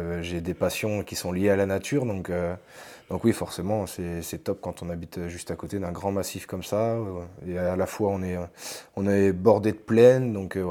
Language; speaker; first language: French; native; French